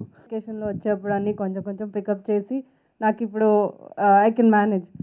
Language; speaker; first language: Telugu; non-native, learner; Tamil